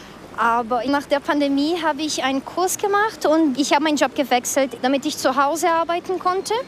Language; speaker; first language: German; early bilingual, other home language; Portuguese